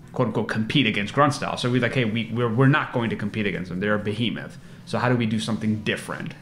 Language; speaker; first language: English; native; English